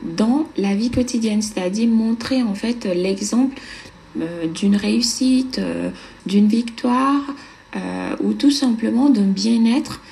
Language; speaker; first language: French; non-native, fluent; Italian